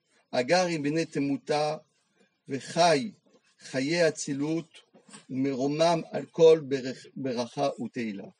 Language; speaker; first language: Hebrew; non-native, fluent; French